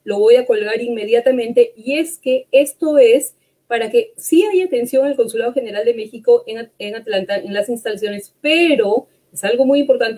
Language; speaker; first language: Spanish; native; Spanish